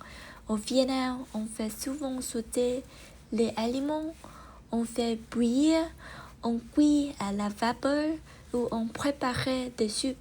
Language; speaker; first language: French; non-native, learner; Vietnamese